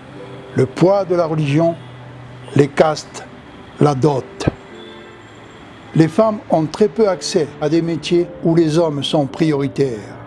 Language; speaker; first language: French; native; French